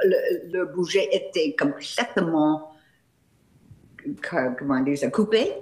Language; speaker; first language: French; non-native, fluent; English